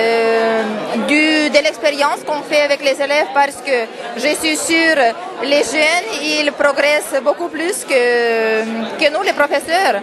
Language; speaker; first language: French; non-native, fluent; Lithuanian